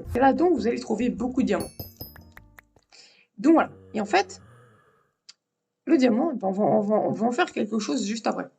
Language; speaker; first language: French; native; French